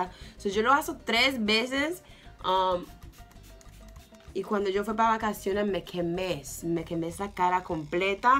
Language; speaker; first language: Spanish; early bilingual, heritage; English